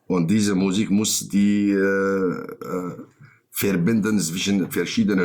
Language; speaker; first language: German; non-native, learner; Kurdish